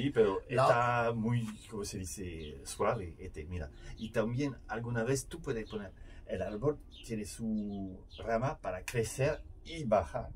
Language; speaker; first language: Spanish; non-native, learner; French